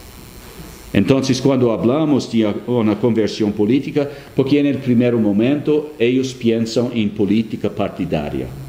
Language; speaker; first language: Spanish; non-native, fluent; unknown